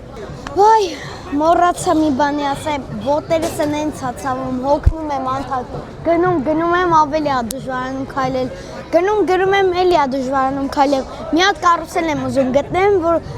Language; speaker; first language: Armenian; early bilingual, heritage; Armenian